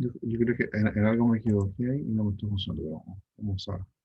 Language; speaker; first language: Spanish; native; Spanish